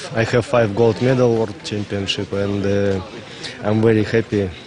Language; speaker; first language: English; non-native, learner; Russian